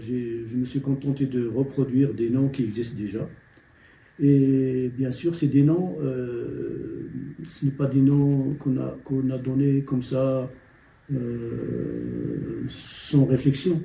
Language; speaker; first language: French; non-native, local second language; Tachelhit